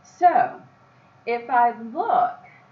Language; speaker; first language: English; native; English